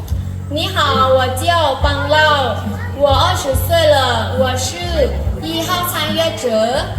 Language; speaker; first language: Chinese; non-native, learner; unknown